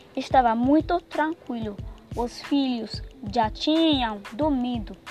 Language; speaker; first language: Portuguese; non-native, learner; Yoruba